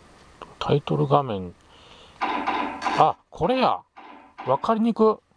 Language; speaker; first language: Japanese; native; Japanese